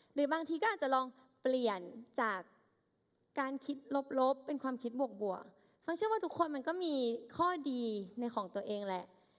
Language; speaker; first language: Thai; native; Thai